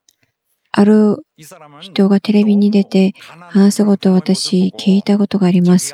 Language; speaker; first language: Japanese; non-native, fluent; Korean